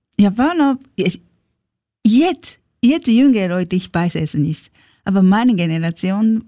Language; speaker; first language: German; non-native, learner; Japanese